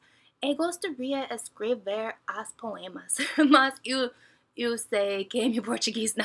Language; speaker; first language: Portuguese; non-native, learner; English